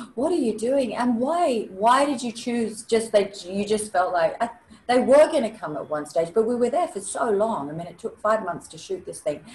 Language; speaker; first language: English; native; English